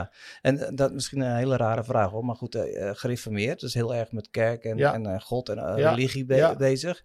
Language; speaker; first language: Dutch; native; Dutch